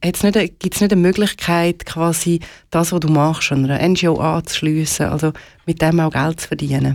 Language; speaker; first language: German; native; German